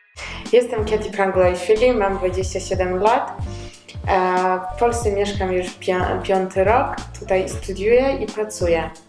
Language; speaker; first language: Polish; non-native, learner; Georgian